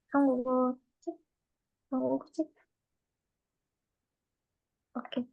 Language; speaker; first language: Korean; non-native, fluent; Indonesian